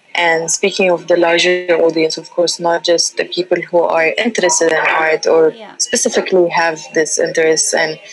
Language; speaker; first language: English; non-native, fluent; Central Atlas Tamazight